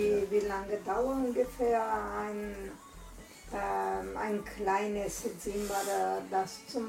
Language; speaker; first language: German; non-native, learner; Italian